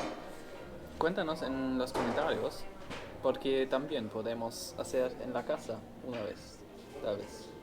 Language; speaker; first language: Spanish; non-native, learner; German